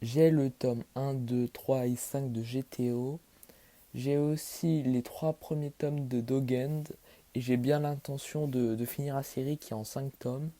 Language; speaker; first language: French; native; French